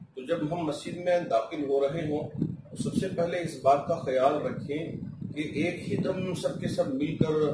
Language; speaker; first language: Hindi; non-native, local second language; Urdu